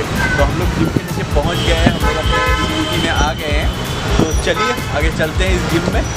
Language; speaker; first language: Hindi; native; Hindi